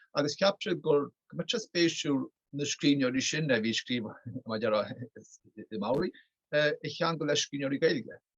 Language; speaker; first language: Irish; native; Irish